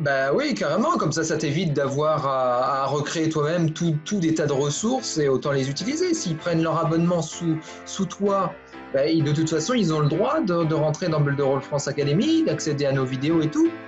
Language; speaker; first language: French; native; French